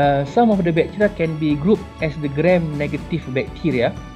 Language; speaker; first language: English; non-native, local second language; Malay